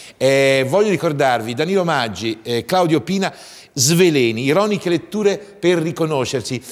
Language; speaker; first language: Italian; native; Italian